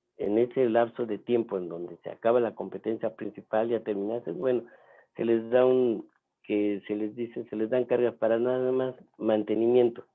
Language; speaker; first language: Spanish; native; Spanish